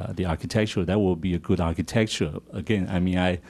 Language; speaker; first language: English; non-native, fluent; Chinese